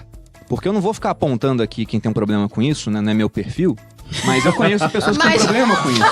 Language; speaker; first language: Portuguese; native; Portuguese